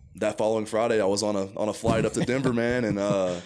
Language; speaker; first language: English; native; English